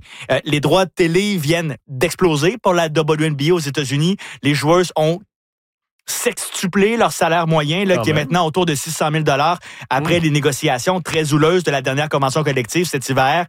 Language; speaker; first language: French; native; French